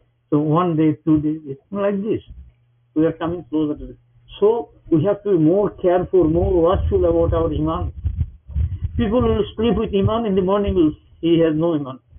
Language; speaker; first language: English; non-native, local second language; Bangla